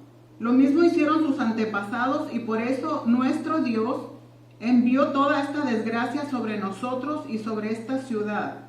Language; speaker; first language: Spanish; native; Spanish